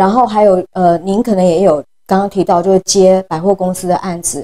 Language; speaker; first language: Chinese; native; Chinese